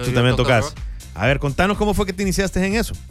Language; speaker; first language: Spanish; native; Spanish